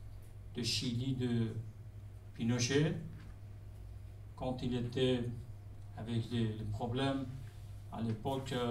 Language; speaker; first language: French; non-native, fluent; Persian